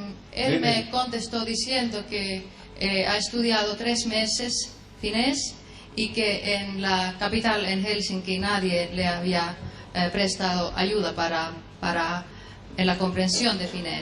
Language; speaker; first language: Spanish; non-native, fluent; Finnish